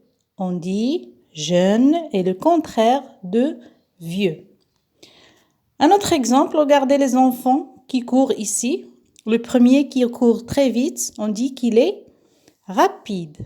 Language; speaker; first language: French; non-native, local second language; Arabic